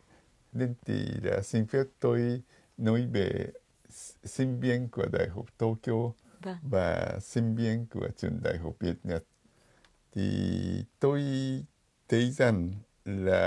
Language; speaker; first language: Vietnamese; non-native, fluent; Japanese